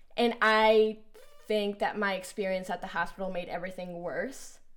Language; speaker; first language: English; early bilingual, other home language; Spanish